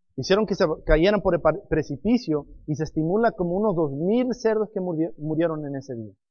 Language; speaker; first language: Spanish; non-native, fluent; English